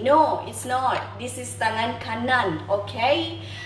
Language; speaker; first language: English; non-native, local second language; Tamil